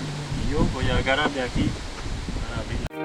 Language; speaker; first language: Spanish; non-native, learner; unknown